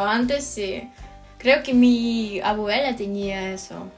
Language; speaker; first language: Spanish; non-native, fluent; Ukrainian